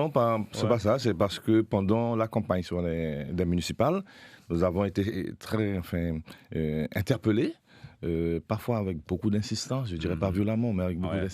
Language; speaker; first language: French; native; French